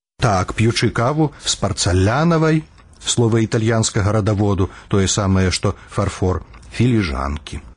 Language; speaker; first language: Belarusian; native; Belarusian